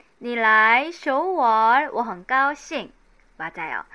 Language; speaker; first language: Chinese; non-native, fluent; Korean